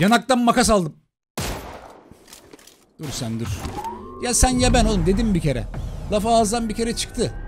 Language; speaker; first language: Turkish; native; Turkish